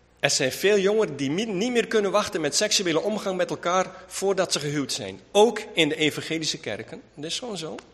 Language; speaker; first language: Dutch; non-native, local second language; Western Frisian